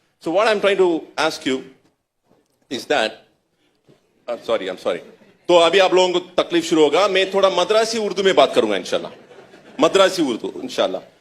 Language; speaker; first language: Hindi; non-native, fluent; Tamil